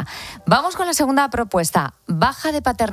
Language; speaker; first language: Spanish; native; Spanish